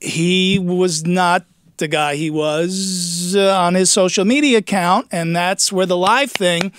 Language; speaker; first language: English; native; English